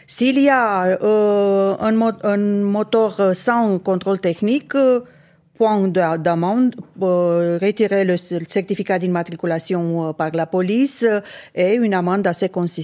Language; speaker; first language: French; non-native, fluent; Romanian